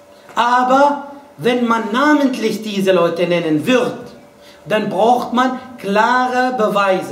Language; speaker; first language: German; non-native, fluent; Arabic